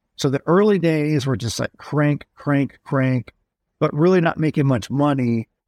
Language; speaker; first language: English; native; English